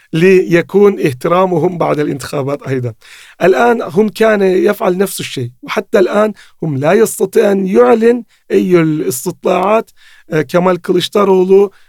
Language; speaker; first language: Arabic; non-native, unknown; Turkish